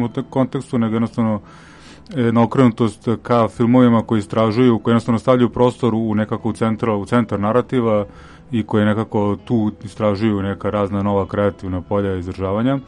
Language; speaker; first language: Serbian; native; Serbian